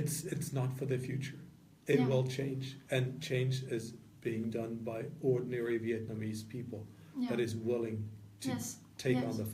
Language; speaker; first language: English; non-native, fluent; Norwegian